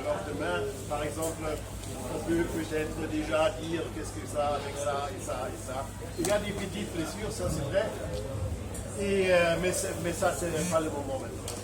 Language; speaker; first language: French; non-native, fluent; German